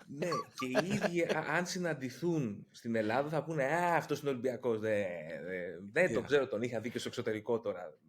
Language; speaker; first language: Greek; native; Greek